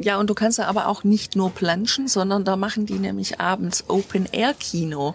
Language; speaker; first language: German; native; German